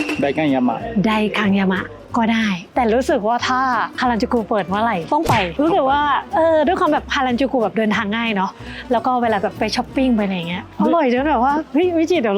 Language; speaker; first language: Thai; native; Thai